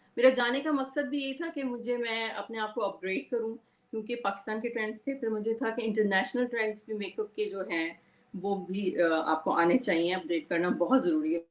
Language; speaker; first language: Urdu; native; Urdu